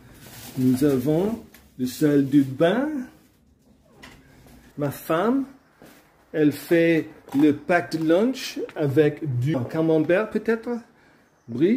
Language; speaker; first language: French; non-native, learner; English